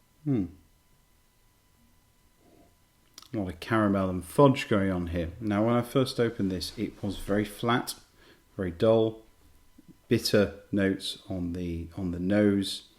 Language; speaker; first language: English; native; English